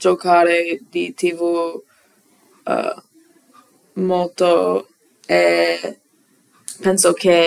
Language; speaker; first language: Italian; non-native, learner; English